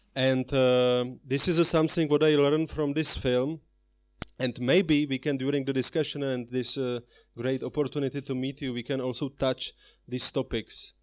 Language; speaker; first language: English; non-native, fluent; Czech